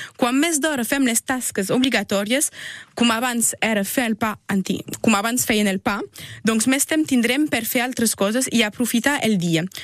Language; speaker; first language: Catalan; native; Catalan